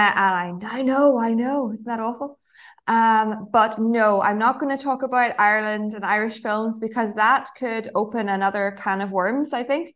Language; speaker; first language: English; native; English